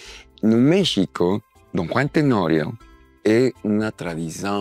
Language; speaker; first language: Portuguese; non-native, learner; Spanish